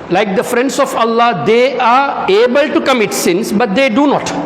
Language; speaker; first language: English; non-native, local second language; Tamil